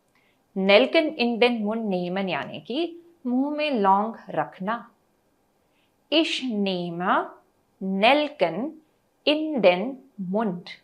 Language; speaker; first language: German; non-native, fluent; Hindi